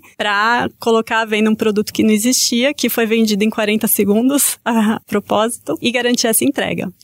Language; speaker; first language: Portuguese; native; Portuguese